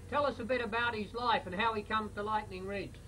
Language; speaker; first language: English; native; English